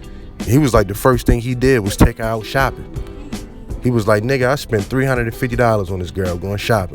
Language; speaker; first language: English; native; English